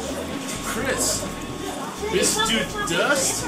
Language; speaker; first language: German; non-native, learner; English